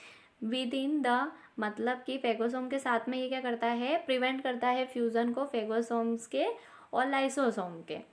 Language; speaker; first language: Hindi; native; Hindi